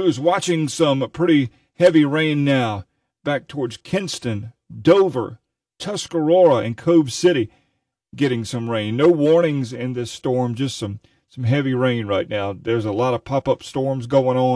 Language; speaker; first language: English; native; English